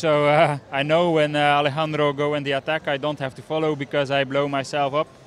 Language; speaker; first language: English; non-native, fluent; Dutch